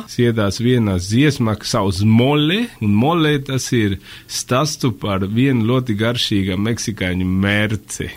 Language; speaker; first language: Latvian; non-native, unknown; Spanish